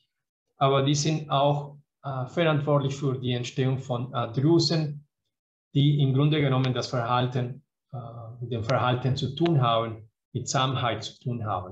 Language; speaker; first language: German; non-native, fluent; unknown